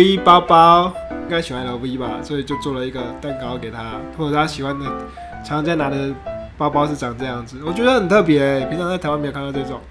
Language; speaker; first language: Chinese; native; Chinese